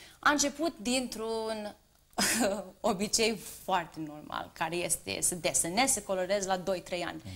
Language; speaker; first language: Romanian; early bilingual, heritage; Romanian